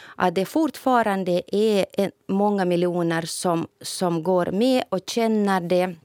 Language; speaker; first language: Swedish; non-native, fluent; Russian